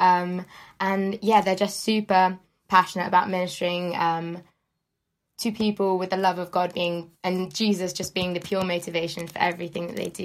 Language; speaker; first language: English; native; English